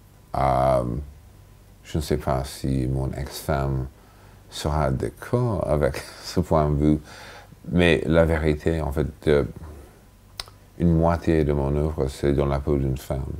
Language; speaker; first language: French; non-native, fluent; English